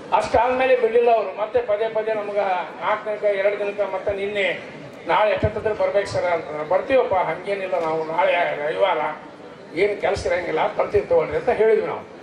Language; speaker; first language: Kannada; native; Kannada